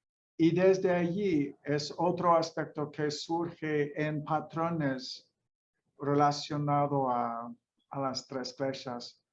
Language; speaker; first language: Spanish; non-native, fluent; English